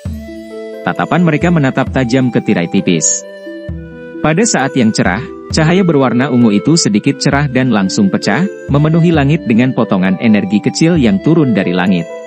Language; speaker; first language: Indonesian; native; Indonesian